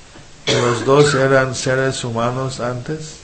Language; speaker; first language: Spanish; non-native, fluent; English